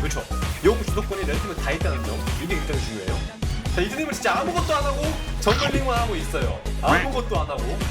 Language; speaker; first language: Korean; native; Korean